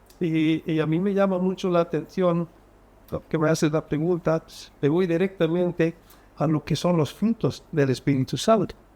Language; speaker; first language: Spanish; early bilingual, heritage; Spanish